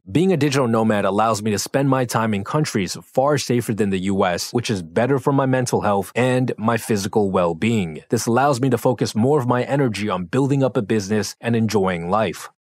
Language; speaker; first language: English; native; English